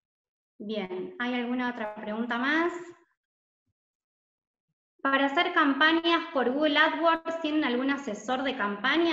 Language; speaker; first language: Spanish; native; Spanish